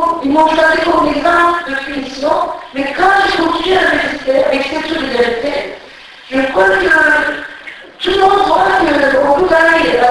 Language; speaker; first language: French; non-native, fluent; Turkish